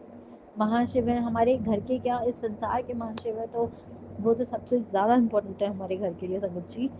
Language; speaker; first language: Hindi; native; Hindi